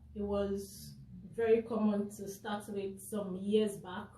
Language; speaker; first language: English; non-native, local second language; Yoruba